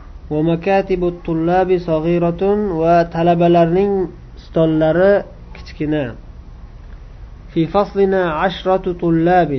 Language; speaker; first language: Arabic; non-native, fluent; Uzbek